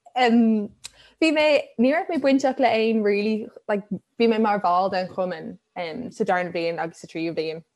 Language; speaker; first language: Irish; non-native, local second language; English